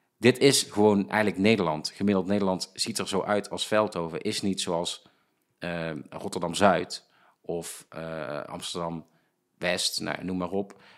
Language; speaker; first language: Dutch; native; Dutch